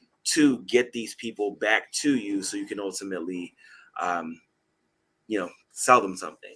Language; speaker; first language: English; native; English